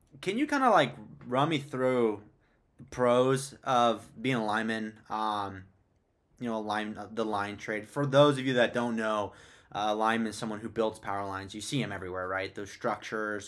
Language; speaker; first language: English; native; English